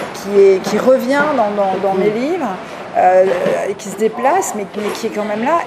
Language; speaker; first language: French; native; French